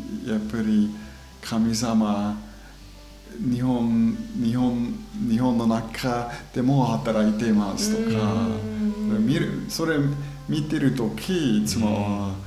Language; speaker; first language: Japanese; non-native, fluent; German